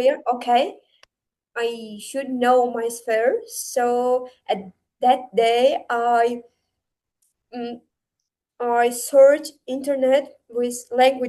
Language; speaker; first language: English; non-native, learner; Uzbek